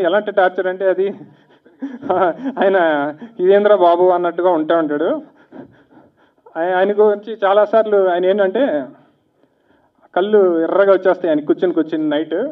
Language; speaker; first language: Telugu; native; Telugu